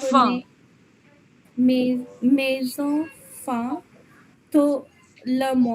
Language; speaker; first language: French; non-native, learner; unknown